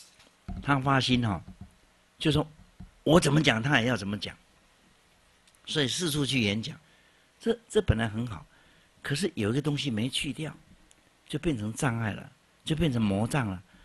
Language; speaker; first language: Chinese; native; Chinese